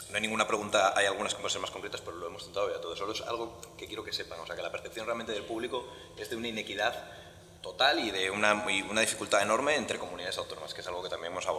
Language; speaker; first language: Spanish; native; Spanish